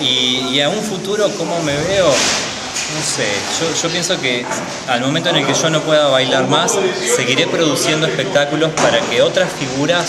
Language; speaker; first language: Spanish; native; Spanish